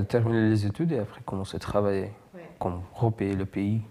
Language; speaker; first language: French; non-native, learner; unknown